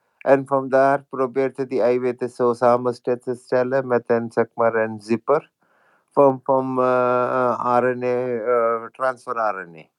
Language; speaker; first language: Dutch; non-native, fluent; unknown